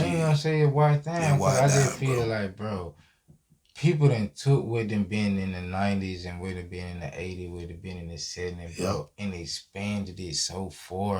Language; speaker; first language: English; native; English